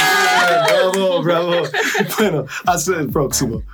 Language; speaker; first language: Spanish; non-native, fluent; English